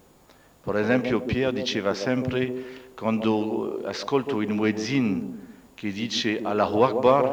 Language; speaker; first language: Italian; non-native, fluent; French